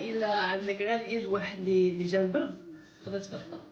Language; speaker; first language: Arabic; native; Arabic